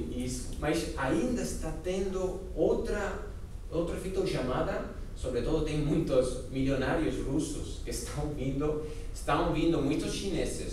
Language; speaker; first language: Portuguese; non-native, fluent; Spanish